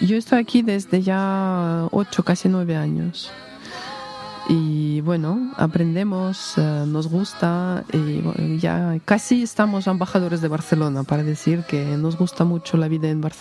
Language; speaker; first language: Spanish; non-native, fluent; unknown